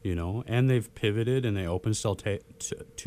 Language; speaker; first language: English; native; English